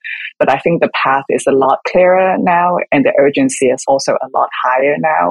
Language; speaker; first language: English; non-native, local second language; Cantonese